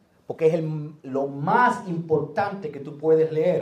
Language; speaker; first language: Spanish; native; Spanish